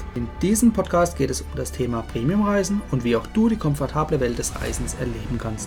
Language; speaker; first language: German; native; German